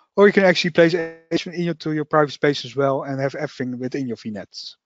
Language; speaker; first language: English; non-native, fluent; Dutch